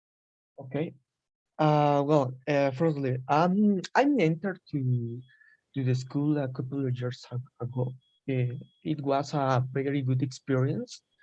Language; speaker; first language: English; non-native, learner; Spanish